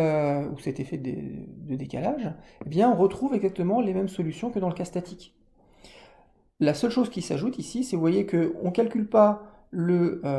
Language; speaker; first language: French; native; French